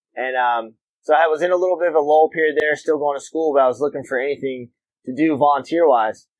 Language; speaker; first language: English; native; English